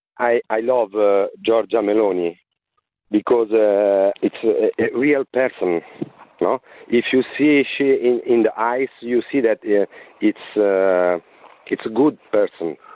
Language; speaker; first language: English; non-native, learner; Italian